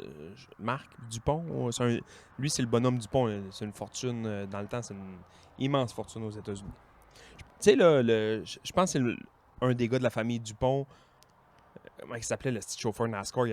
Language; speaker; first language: French; native; French